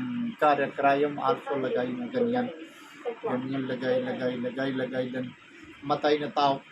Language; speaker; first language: Filipino; non-native, learner; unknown